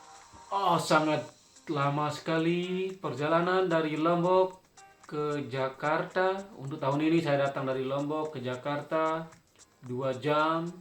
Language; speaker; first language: Indonesian; non-native, local second language; Sasak